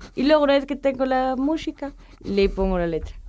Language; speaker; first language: Spanish; native; Spanish